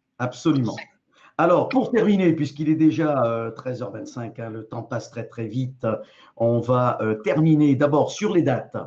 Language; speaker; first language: French; native; French